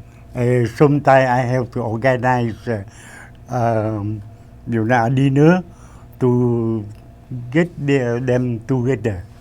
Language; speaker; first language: English; non-native, learner; Vietnamese